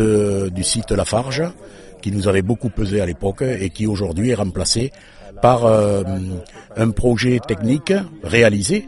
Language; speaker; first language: French; native; French